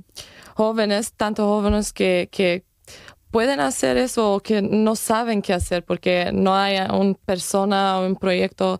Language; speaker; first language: Spanish; non-native, fluent; German